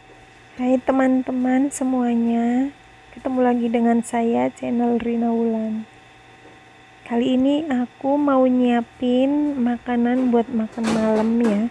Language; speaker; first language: Indonesian; non-native, local second language; Javanese